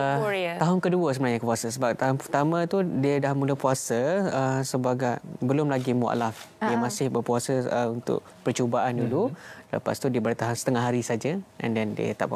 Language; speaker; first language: Malay; native; Malay